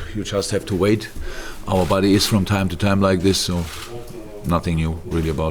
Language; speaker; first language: English; non-native, fluent; German